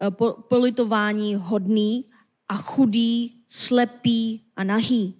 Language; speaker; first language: Czech; non-native, fluent; Korean